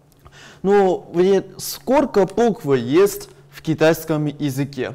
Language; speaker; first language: Russian; non-native, learner; Chinese